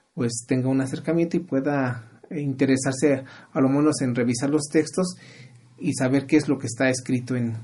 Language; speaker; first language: Spanish; non-native, local second language; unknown